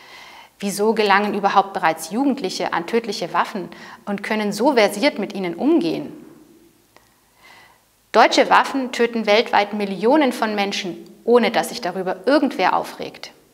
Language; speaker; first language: German; native; German